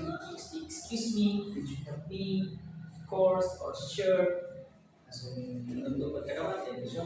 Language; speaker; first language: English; non-native, learner; Indonesian